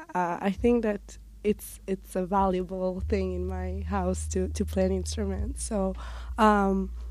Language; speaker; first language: English; non-native, fluent; Hebrew